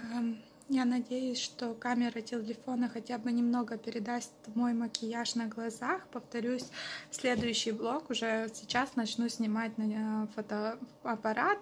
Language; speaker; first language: Russian; non-native, local second language; Ukrainian